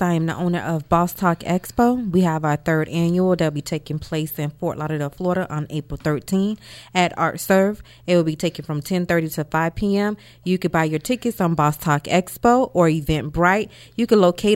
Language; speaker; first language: English; native; English